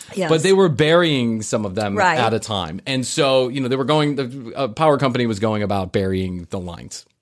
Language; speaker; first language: English; native; English